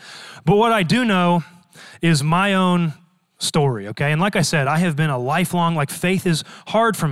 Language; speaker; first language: English; native; English